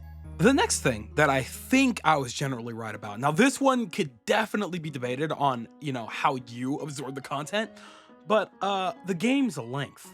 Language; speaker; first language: English; native; English